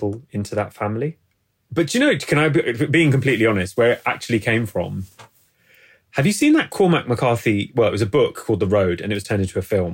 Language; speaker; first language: English; native; English